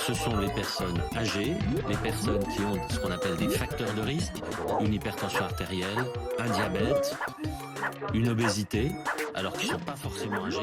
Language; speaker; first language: French; native; French